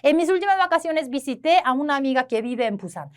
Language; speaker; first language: Spanish; non-native, fluent; Korean